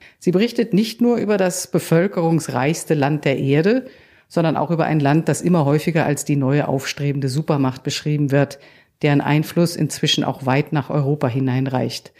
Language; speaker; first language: German; native; German